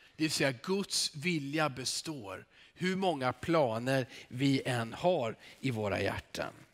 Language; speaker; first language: Swedish; native; Swedish